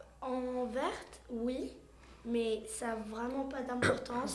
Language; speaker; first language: French; early bilingual, heritage; French